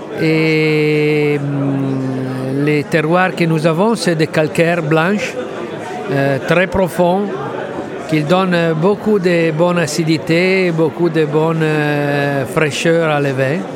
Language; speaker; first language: French; non-native, fluent; Italian